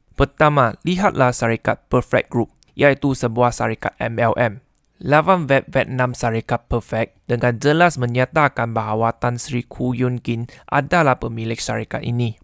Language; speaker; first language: Malay; non-native, local second language; Chinese